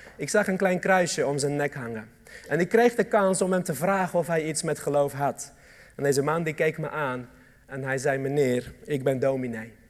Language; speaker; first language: Dutch; early bilingual, other home language; Armenian